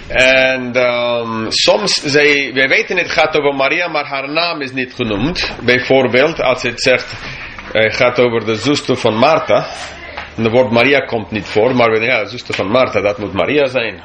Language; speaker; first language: Dutch; non-native, fluent; English